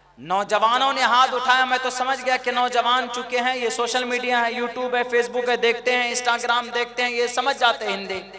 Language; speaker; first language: Hindi; native; Hindi